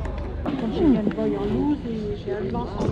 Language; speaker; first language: French; native; French